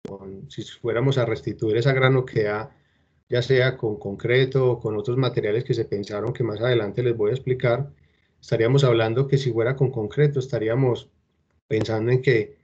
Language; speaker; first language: Spanish; native; Spanish